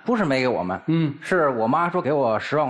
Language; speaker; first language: Chinese; native; Chinese